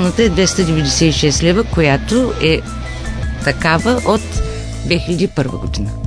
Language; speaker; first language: Bulgarian; native; Bulgarian